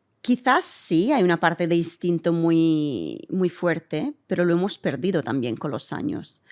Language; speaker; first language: Spanish; early bilingual, heritage; Italian